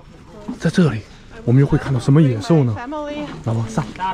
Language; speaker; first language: Chinese; native; Chinese